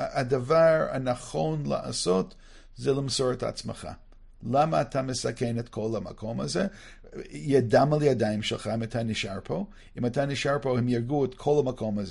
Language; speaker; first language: Hebrew; non-native, fluent; English